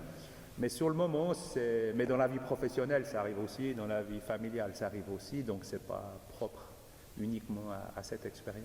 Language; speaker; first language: French; native; French